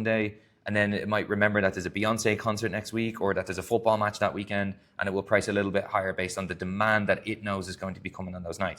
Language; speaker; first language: English; native; English